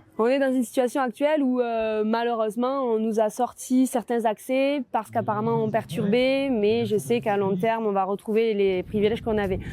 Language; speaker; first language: French; native; French